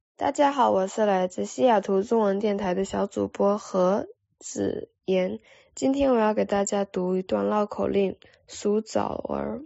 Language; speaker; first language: Chinese; early bilingual, other home language; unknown